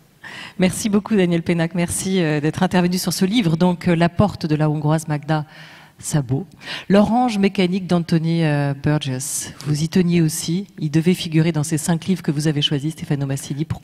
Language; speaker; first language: French; native; French